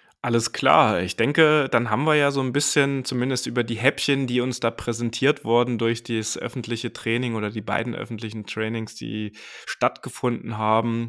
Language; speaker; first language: German; native; German